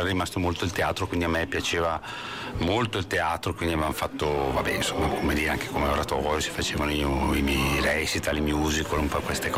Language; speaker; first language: Italian; native; Italian